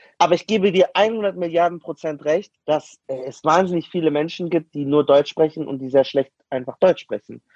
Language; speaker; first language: German; native; German